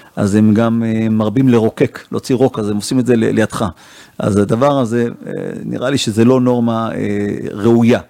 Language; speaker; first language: Hebrew; native; Hebrew